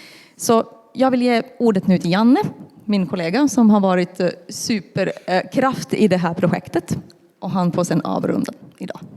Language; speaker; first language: Swedish; non-native, local second language; Finnish